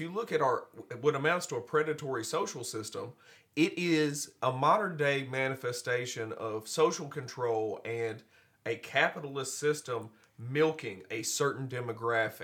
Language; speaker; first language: English; native; English